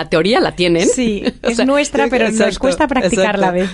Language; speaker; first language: Spanish; native; Spanish